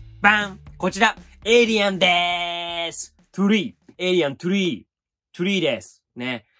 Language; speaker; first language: Japanese; native; Japanese